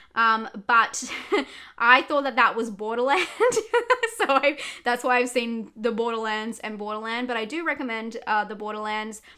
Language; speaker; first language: English; native; English